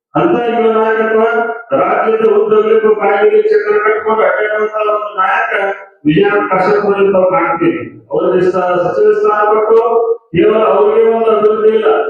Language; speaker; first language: Kannada; non-native, local second language; Urdu